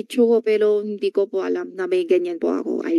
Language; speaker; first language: Filipino; non-native, learner; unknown